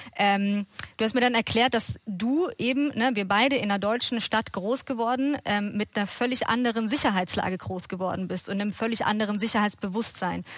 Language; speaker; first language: German; native; German